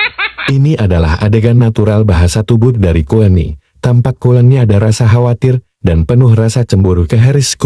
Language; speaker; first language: Indonesian; native; Indonesian